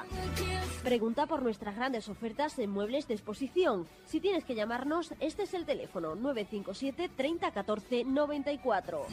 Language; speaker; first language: Spanish; native; Spanish